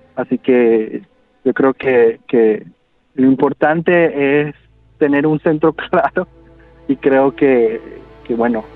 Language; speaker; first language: Spanish; native; Spanish